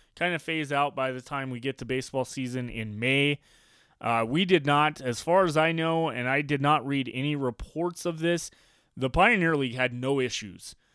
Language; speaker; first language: English; native; English